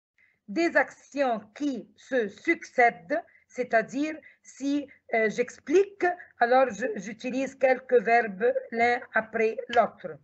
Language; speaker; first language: French; non-native, fluent; Arabic